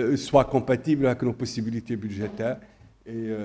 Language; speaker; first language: French; non-native, local second language; Arabic